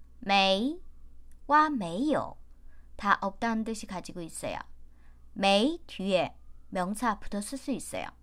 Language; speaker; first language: Korean; non-native, fluent; Chinese